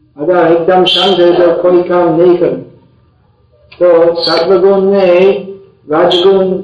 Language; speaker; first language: Hindi; non-native, fluent; English